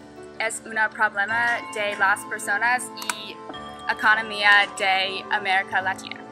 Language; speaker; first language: Spanish; non-native, learner; English